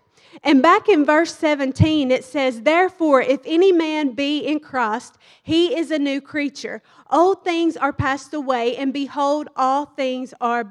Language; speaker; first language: English; native; English